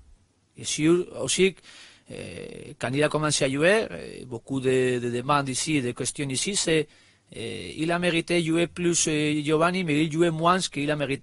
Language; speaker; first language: French; non-native, learner; Spanish